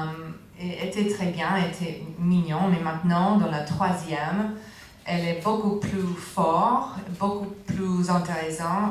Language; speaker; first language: French; non-native, learner; English